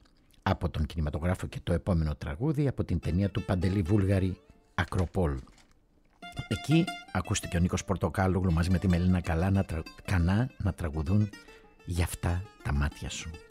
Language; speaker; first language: Greek; native; Greek